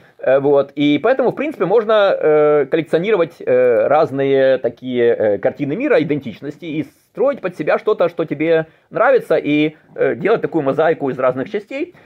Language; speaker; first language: Russian; native; Russian